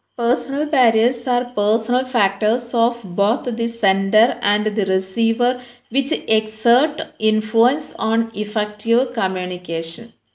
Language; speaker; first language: English; non-native, local second language; Malayalam